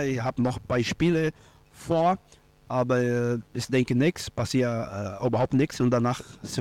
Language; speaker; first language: German; non-native, learner; Portuguese